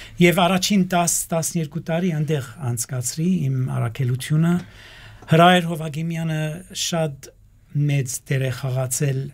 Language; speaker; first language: Armenian; early bilingual, heritage; Armenian